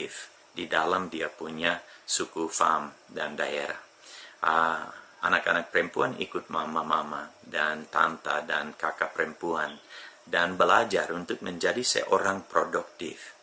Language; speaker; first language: Indonesian; non-native, fluent; English